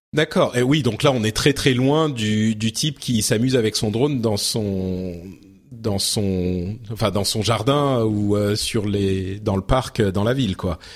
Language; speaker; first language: French; early bilingual, other home language; Arabic